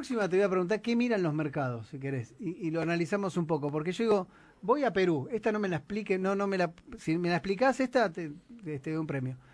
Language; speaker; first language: Spanish; native; Spanish